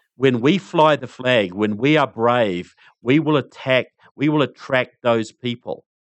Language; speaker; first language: English; native; English